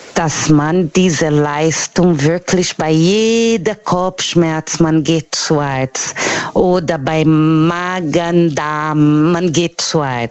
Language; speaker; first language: German; non-native, learner; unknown